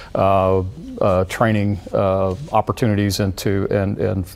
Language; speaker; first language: English; native; English